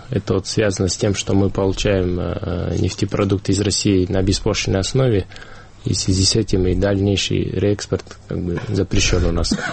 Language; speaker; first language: Russian; non-native, local second language; Kyrgyz